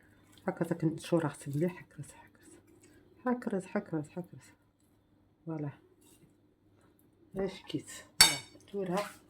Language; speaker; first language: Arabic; non-native, local second language; Kabyle